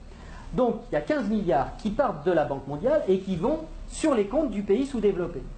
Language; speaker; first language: French; native; French